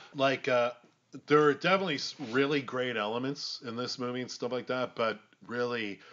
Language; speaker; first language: English; native; English